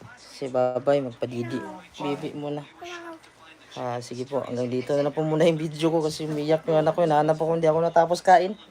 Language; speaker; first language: Filipino; non-native, local second language; Cebuano